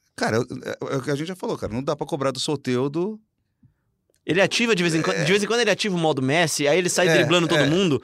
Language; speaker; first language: Portuguese; native; Portuguese